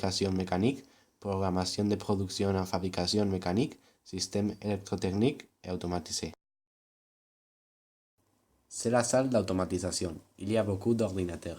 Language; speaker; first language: French; non-native, learner; Spanish